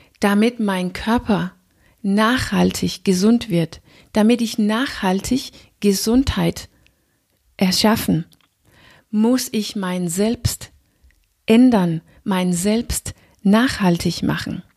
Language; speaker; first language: German; non-native, fluent; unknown